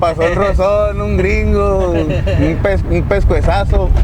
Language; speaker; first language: Spanish; native; Spanish